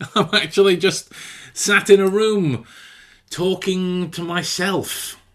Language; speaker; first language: English; native; English